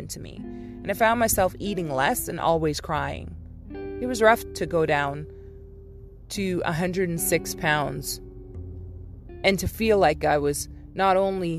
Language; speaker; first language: English; native; English